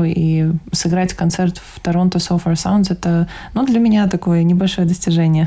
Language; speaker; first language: Russian; native; Russian